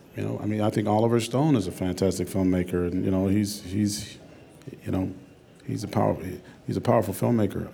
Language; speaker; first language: English; native; English